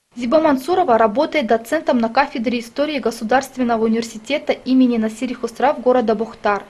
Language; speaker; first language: Russian; non-native, local second language; Tajik